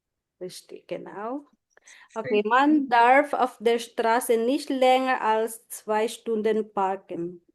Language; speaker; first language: German; non-native, fluent; Filipino